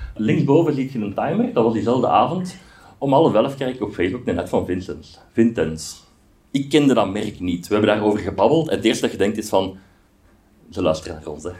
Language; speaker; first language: Dutch; native; Dutch